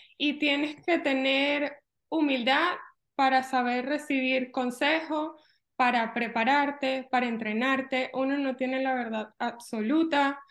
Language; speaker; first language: Spanish; native; Spanish